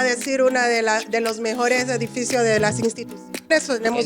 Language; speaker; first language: Spanish; native; Spanish